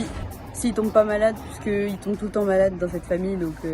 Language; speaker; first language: French; native; French